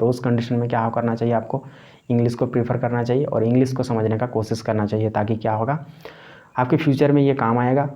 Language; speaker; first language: Hindi; native; Hindi